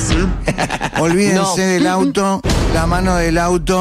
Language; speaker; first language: Spanish; native; Spanish